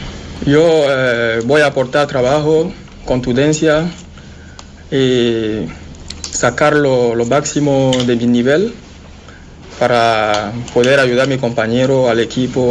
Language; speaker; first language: Spanish; non-native, fluent; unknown